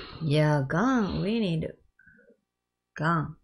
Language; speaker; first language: English; non-native, learner; Japanese